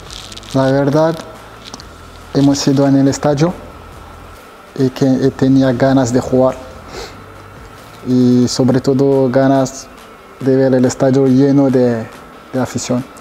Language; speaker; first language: Spanish; non-native, fluent; French